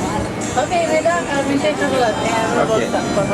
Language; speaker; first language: Spanish; non-native, learner; English